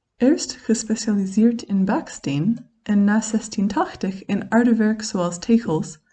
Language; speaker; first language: Dutch; non-native, fluent; English